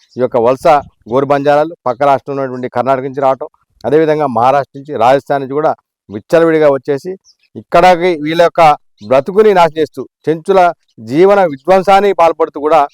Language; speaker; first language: Telugu; native; Telugu